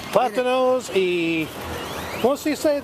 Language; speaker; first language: Spanish; non-native, learner; English